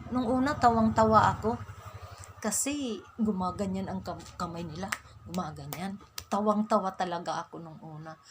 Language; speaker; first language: Filipino; non-native, local second language; Waray